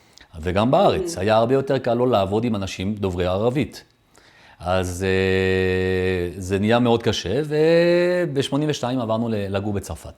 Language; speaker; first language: Hebrew; early bilingual, other home language; French